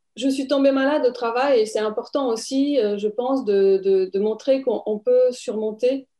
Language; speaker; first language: French; non-native, fluent; Romanian